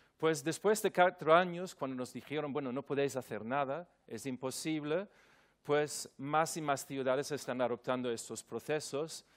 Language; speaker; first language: Spanish; non-native, fluent; German